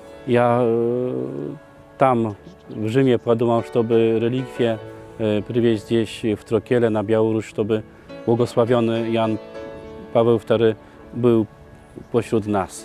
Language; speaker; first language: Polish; non-native, local second language; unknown